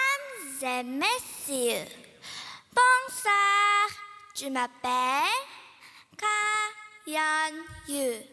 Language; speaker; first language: French; non-native, learner; Korean